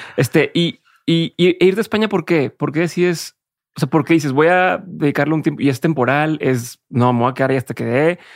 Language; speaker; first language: Spanish; native; Spanish